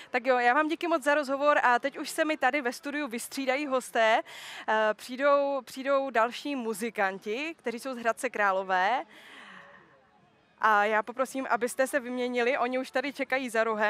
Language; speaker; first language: Czech; native; Czech